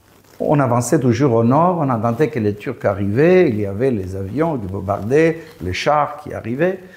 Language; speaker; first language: French; non-native, fluent; Greek